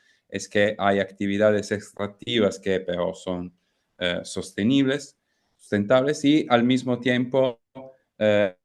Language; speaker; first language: Spanish; non-native, fluent; Italian